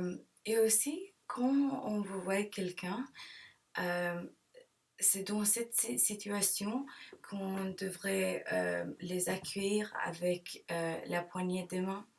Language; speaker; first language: French; non-native, learner; English